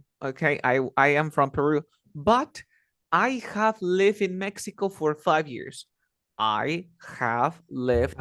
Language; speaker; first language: English; non-native, fluent; Spanish